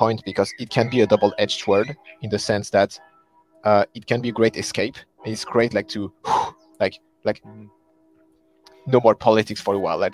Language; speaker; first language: English; non-native, fluent; French